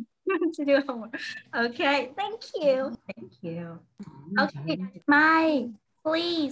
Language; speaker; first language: English; non-native, fluent; Vietnamese